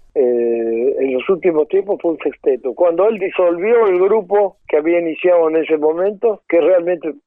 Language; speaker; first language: Spanish; native; Spanish